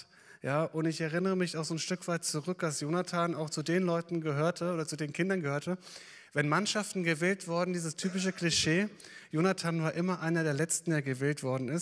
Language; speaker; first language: German; native; German